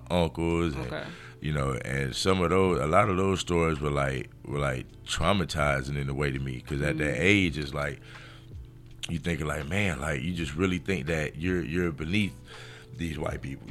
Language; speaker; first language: English; native; English